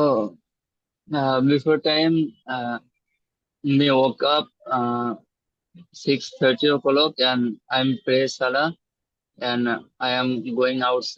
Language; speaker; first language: English; non-native, learner; Bangla